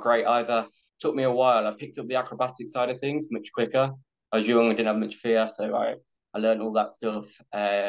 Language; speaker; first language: English; native; English